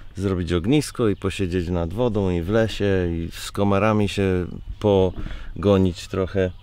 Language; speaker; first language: Polish; native; Polish